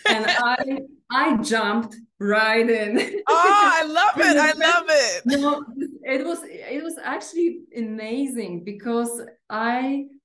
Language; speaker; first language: English; non-native, fluent; Polish